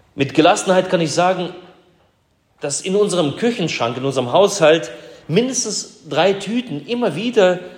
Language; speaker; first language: German; early bilingual, other home language; Russian